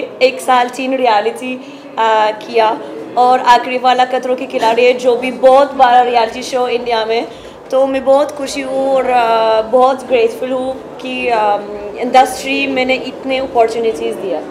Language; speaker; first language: Hindi; non-native, learner; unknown